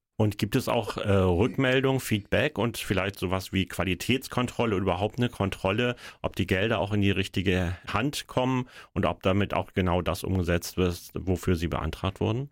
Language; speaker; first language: German; native; German